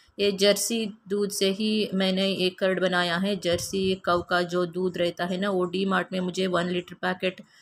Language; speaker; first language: Hindi; non-native, local second language; Kannada